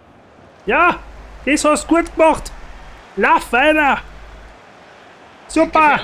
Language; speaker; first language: German; native; German